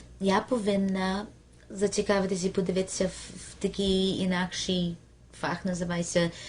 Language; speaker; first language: Ukrainian; early bilingual, heritage; Ukrainian